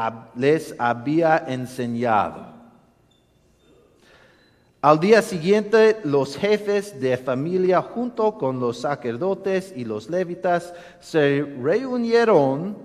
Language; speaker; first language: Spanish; non-native, learner; English